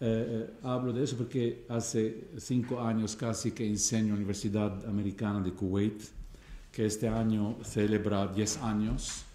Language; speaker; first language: Spanish; non-native, fluent; Arabic